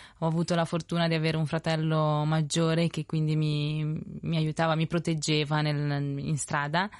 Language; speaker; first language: Italian; early bilingual, other home language; Spanish